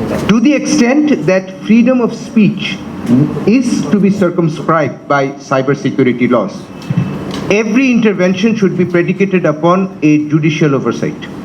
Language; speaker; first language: English; non-native, local second language; Bangla